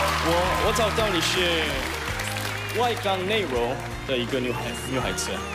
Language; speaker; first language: Chinese; non-native, learner; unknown